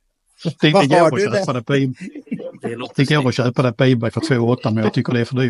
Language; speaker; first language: Swedish; native; Swedish